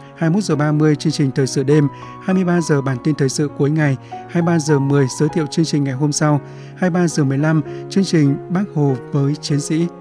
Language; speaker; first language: Vietnamese; native; Vietnamese